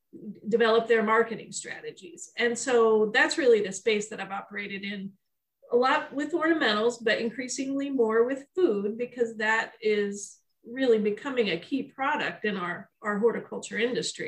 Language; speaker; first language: English; native; English